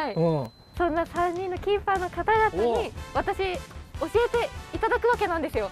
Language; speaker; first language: Japanese; native; Japanese